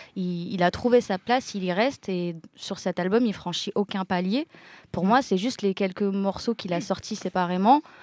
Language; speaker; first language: French; native; French